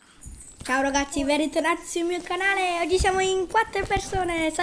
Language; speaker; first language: Italian; early bilingual, other home language; Punjabi